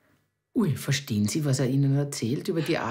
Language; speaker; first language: German; native; German